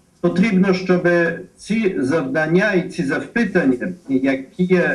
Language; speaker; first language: Ukrainian; non-native, fluent; Polish